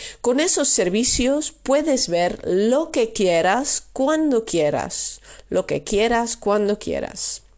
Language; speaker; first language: Spanish; non-native, fluent; Dutch